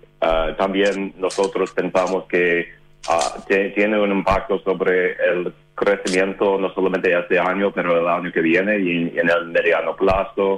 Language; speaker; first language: Spanish; non-native, fluent; English